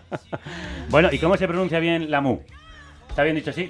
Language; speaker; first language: Spanish; native; Spanish